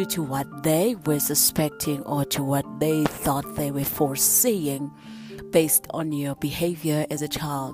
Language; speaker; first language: English; non-native, local second language; Zulu